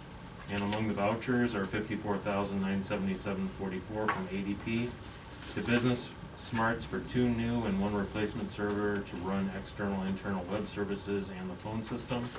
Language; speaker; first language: English; native; English